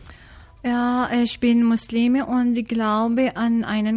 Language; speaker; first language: German; non-native, learner; Arabic